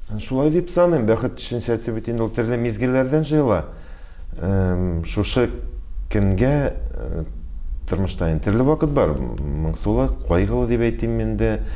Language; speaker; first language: Tatar; native; Tatar